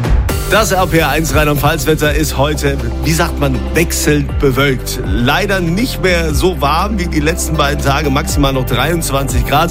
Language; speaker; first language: German; native; German